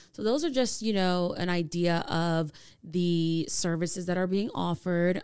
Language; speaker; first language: English; native; English